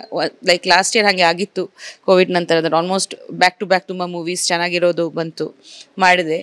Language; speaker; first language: Kannada; non-native, fluent; Bangla